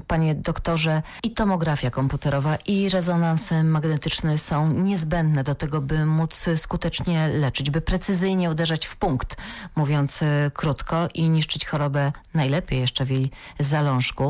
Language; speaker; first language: Polish; native; Polish